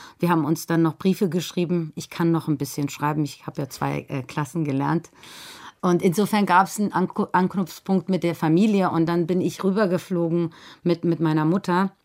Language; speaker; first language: German; early bilingual, other home language; Persian